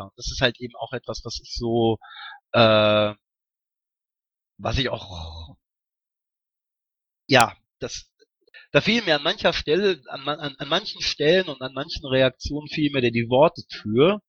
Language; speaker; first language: German; native; German